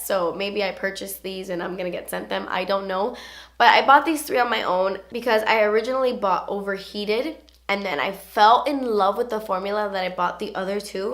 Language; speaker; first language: English; native; English